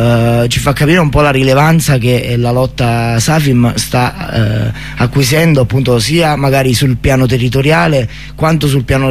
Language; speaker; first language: Italian; native; Italian